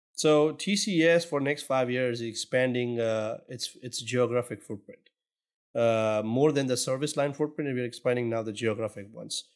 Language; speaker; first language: English; non-native, local second language; Gujarati